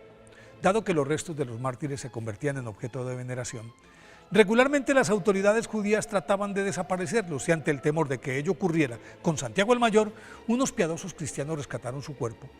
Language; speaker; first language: Spanish; native; Spanish